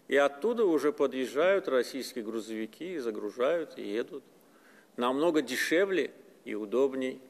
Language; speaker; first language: Russian; non-native, local second language; Azerbaijani